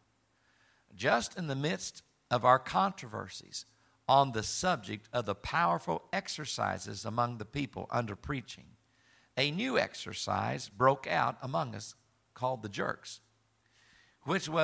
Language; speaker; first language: English; native; English